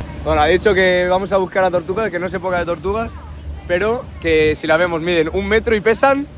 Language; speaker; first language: Spanish; native; Spanish